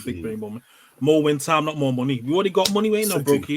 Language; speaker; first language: English; native; English